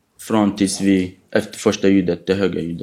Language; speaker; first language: Swedish; non-native, fluent; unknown